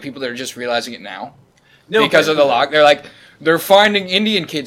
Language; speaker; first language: English; native; English